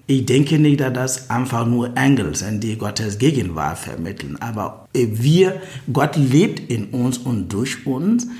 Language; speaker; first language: German; non-native, fluent; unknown